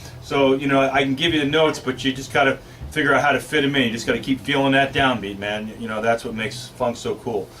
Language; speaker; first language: English; native; English